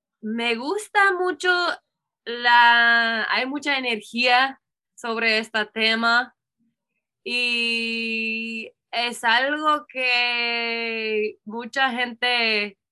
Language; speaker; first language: Spanish; non-native, learner; English